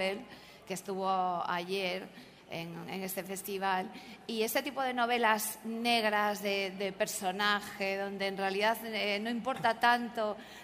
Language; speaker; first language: Spanish; native; Spanish